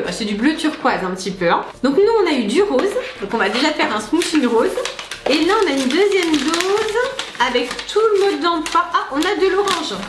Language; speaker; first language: French; native; French